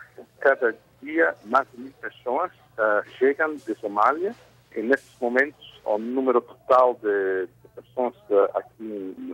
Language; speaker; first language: Portuguese; non-native, fluent; Spanish